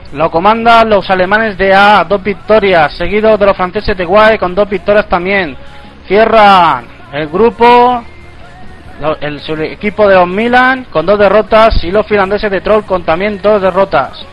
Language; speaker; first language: Spanish; native; Spanish